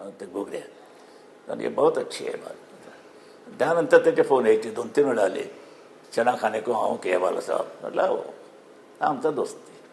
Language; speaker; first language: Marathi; native; Marathi